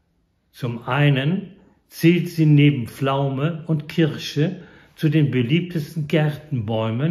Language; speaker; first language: German; native; German